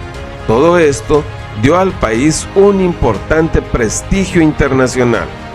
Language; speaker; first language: Spanish; native; Spanish